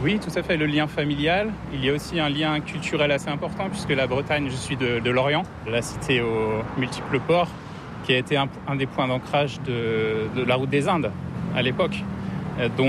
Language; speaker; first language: French; native; French